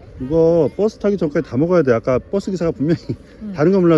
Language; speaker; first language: Korean; native; Korean